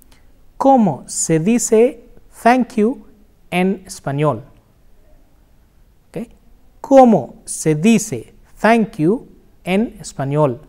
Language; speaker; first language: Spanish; non-native, fluent; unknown